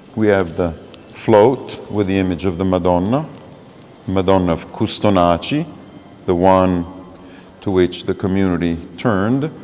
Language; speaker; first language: English; non-native, fluent; Italian